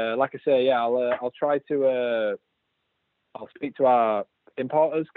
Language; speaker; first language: English; native; English